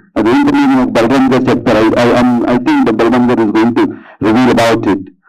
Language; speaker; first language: Telugu; native; Telugu